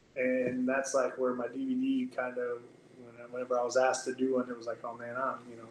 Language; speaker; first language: English; native; English